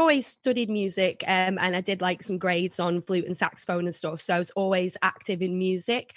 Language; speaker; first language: English; native; English